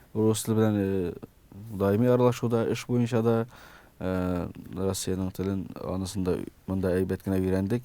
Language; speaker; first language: Tatar; early bilingual, heritage; Tatar